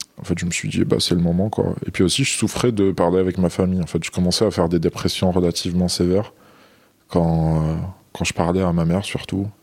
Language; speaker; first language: French; non-native, local second language; Arabic